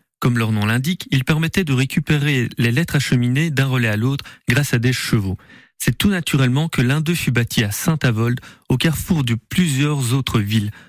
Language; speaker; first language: French; native; French